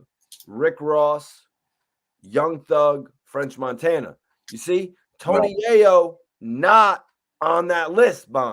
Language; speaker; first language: English; native; English